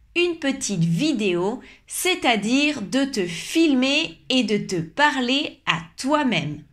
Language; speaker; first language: French; native; French